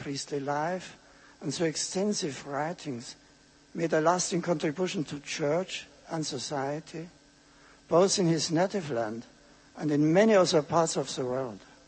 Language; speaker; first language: English; non-native, fluent; German